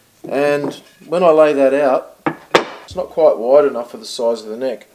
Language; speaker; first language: English; native; English